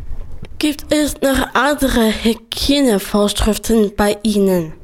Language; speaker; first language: German; non-native, learner; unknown